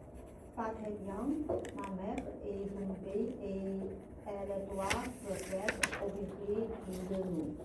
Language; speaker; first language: French; non-native, learner; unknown